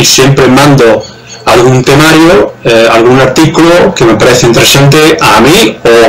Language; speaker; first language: Spanish; non-native, fluent; Dutch